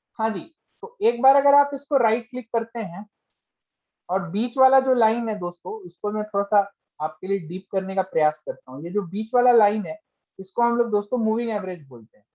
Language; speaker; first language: Hindi; native; Hindi